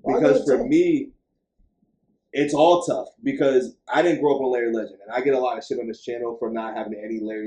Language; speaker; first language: English; native; English